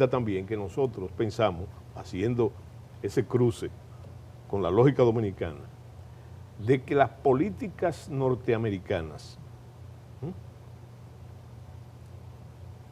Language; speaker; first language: Spanish; native; Spanish